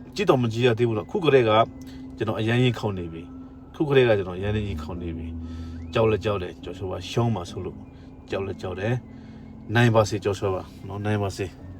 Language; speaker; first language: Burmese; non-native, local second language; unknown